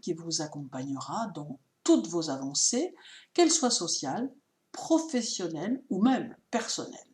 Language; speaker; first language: French; native; French